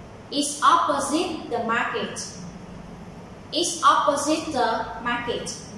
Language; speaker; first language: English; non-native, fluent; Vietnamese